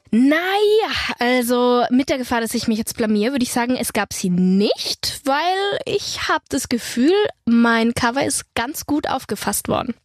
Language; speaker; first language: German; native; German